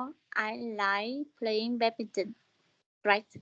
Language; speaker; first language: English; non-native, learner; Vietnamese